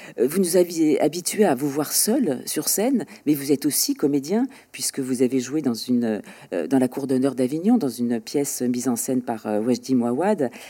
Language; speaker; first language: French; native; French